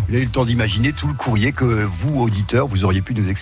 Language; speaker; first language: French; native; French